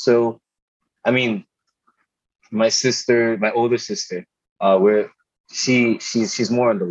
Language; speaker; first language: English; non-native, local second language; Igbo